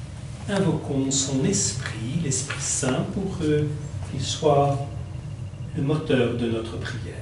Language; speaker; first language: French; native; French